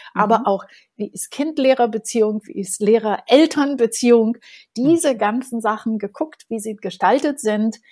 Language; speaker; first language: German; non-native, fluent; Romanian